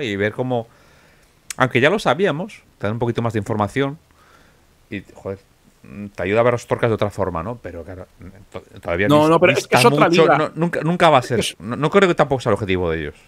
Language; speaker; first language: Spanish; native; Spanish